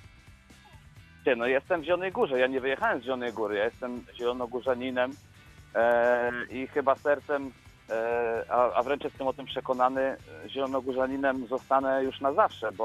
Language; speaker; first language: Polish; native; Polish